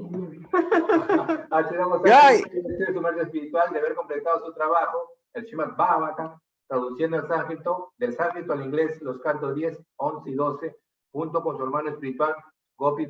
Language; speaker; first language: Spanish; native; Spanish